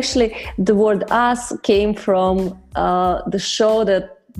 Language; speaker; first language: English; non-native, fluent; Russian